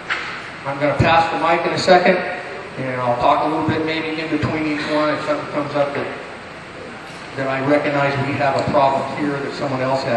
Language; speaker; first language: English; native; English